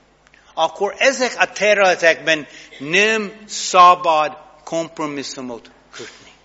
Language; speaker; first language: Hungarian; non-native, fluent; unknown